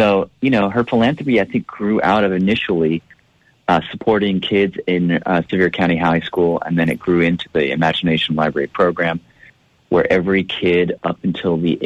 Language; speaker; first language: English; native; English